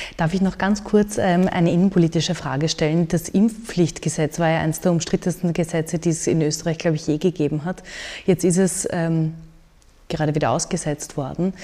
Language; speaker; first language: German; native; German